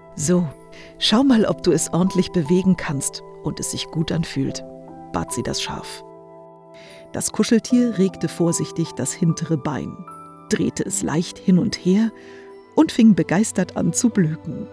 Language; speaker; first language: German; native; German